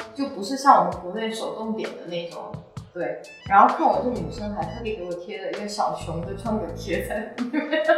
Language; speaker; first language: Chinese; non-native, local second language; Min Nan Chinese